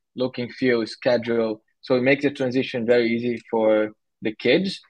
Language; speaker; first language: English; non-native, fluent; Portuguese